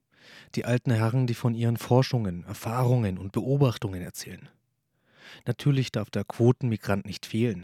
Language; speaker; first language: German; early bilingual, other home language; Turkish